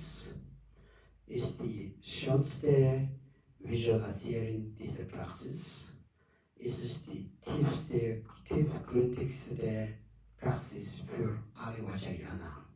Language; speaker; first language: German; non-native, learner; Tibetan